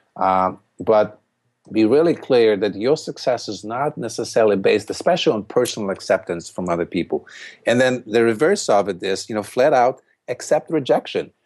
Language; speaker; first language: English; non-native, fluent; Polish